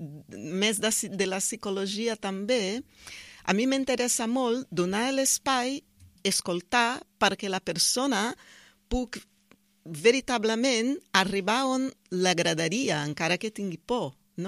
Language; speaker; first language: Catalan; non-native, fluent; Portuguese